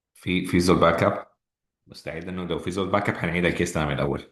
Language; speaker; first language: Arabic; native; Arabic